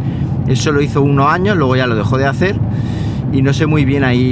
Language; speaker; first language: Spanish; native; Spanish